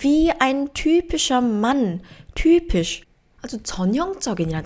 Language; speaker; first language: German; non-native, fluent; Korean